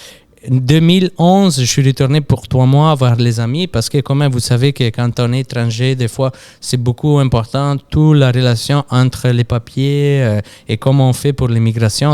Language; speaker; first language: French; non-native, fluent; Italian